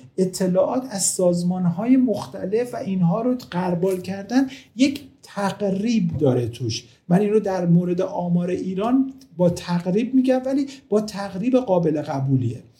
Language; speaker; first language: Persian; native; Persian